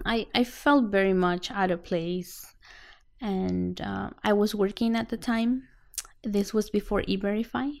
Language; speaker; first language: English; non-native, fluent; Spanish